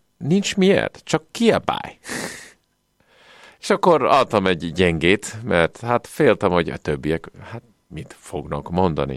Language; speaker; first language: Hungarian; non-native, fluent; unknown